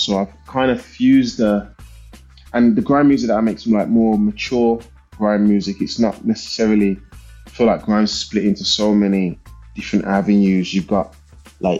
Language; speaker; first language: English; native; English